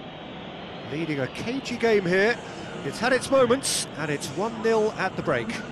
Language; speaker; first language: English; native; English